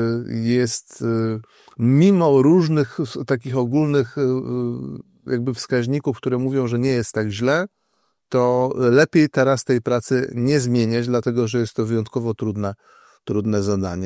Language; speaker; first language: Polish; native; Polish